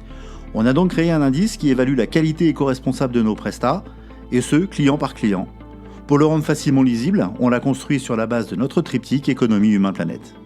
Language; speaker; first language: French; native; French